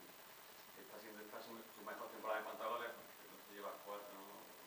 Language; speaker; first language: Spanish; native; Spanish